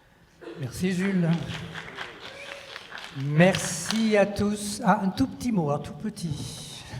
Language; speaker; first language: French; native; French